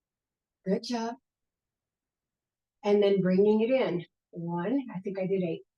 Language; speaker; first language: English; native; English